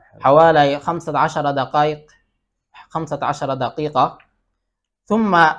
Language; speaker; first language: Arabic; non-native, fluent; Bangla